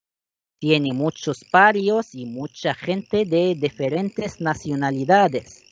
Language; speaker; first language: Spanish; non-native, fluent; Arabic